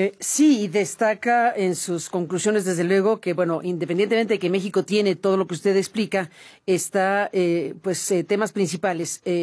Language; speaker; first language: Spanish; native; Spanish